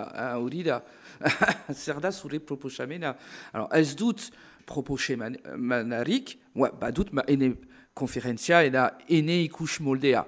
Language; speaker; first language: Basque; non-native, local second language; French